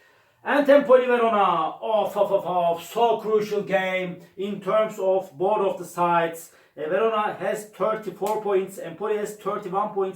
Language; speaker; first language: English; non-native, learner; Turkish